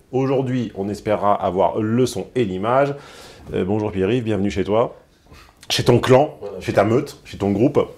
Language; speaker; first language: French; native; French